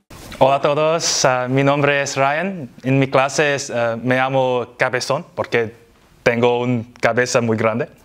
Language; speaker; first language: Spanish; non-native, learner; English